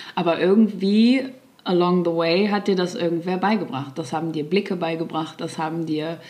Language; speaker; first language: German; native; German